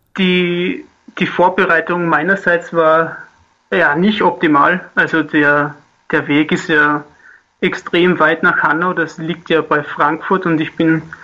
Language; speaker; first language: German; native; German